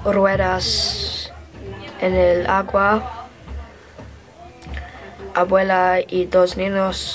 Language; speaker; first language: Spanish; non-native, learner; English